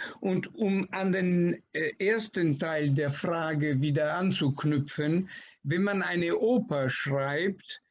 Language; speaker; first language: German; non-native, fluent; Italian